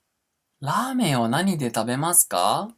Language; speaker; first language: Japanese; non-native, fluent; Portuguese